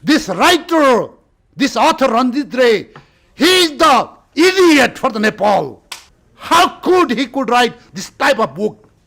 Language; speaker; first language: English; non-native, local second language; Nepali